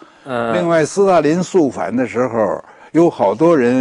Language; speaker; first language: Chinese; native; Chinese